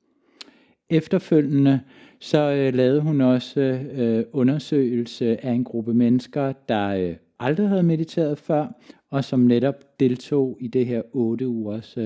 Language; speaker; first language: Danish; native; Danish